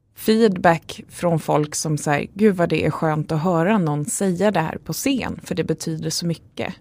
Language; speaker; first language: Swedish; native; Swedish